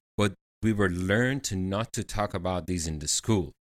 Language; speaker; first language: English; non-native, fluent; Persian